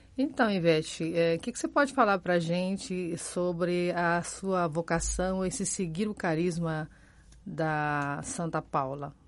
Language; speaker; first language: Portuguese; native; Portuguese